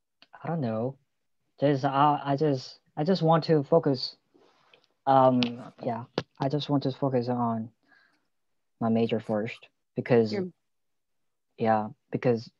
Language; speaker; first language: English; non-native, learner; Korean